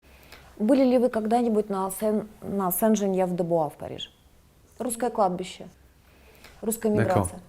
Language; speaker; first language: Russian; native; Russian